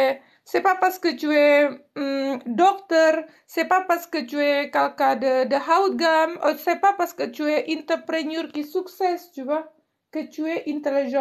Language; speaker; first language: French; non-native, learner; Indonesian